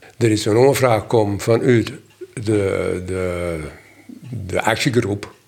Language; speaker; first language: Dutch; non-native, local second language; Western Frisian